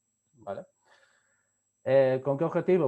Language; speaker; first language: Spanish; native; Spanish